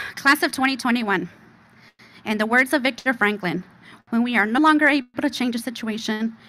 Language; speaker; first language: English; early bilingual, other home language; Spanish